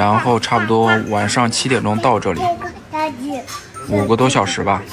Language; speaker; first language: Chinese; native; Chinese